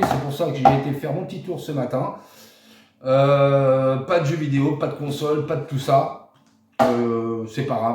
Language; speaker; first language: French; native; French